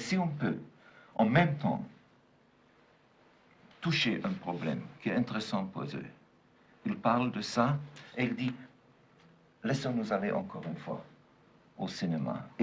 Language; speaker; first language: French; non-native, fluent; German